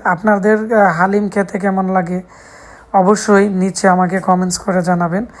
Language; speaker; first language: Bangla; native; Bangla